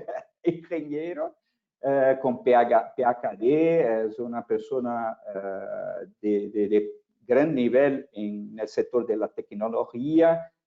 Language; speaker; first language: Spanish; non-native, fluent; Portuguese